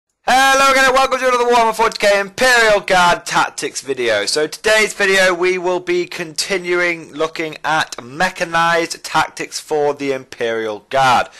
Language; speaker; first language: English; native; English